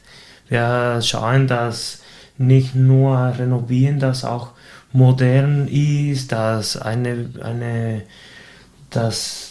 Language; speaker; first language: German; non-native, fluent; Spanish